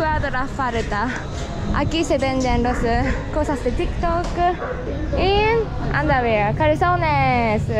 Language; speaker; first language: Spanish; non-native, learner; Japanese